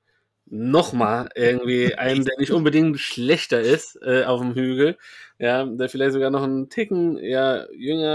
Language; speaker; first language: German; native; German